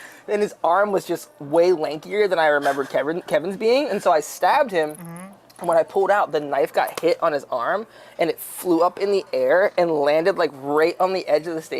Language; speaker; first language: English; native; English